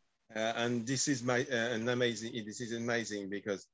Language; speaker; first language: English; non-native, learner; French